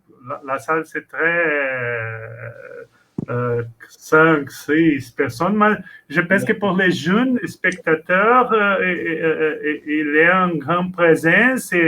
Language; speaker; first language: French; non-native, learner; Portuguese